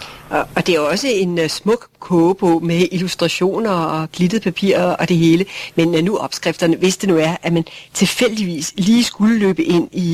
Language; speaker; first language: Danish; native; Danish